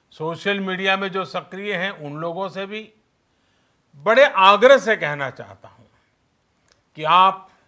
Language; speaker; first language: Hindi; non-native, local second language; Gujarati